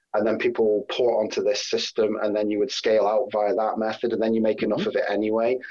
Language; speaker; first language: English; native; English